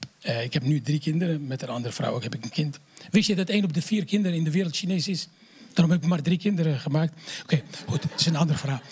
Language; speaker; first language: Dutch; non-native, fluent; Arabic